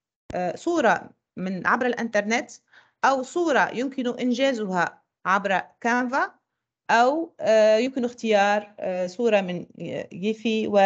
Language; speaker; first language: Arabic; native; Arabic